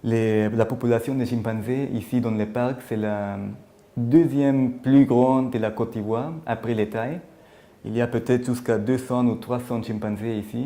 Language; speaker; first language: French; non-native, fluent; German